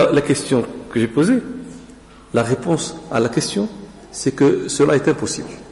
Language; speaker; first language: French; non-native, local second language; Arabic